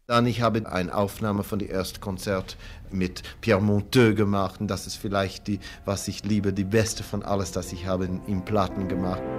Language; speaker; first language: German; non-native, learner; English